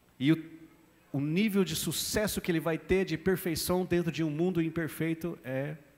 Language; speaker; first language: Portuguese; non-native, fluent; English